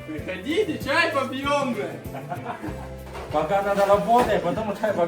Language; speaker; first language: Russian; non-native, learner; Chinese